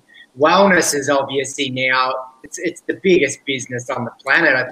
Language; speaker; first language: English; native; English